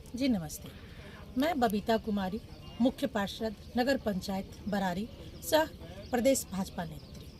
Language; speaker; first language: Hindi; native; Hindi